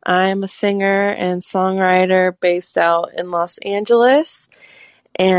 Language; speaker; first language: English; native; English